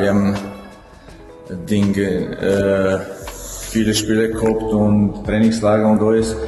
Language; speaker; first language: German; non-native, fluent; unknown